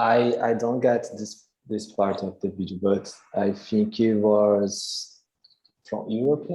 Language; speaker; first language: English; non-native, learner; Portuguese